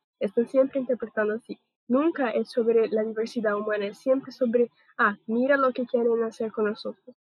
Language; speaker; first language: Spanish; non-native, learner; Portuguese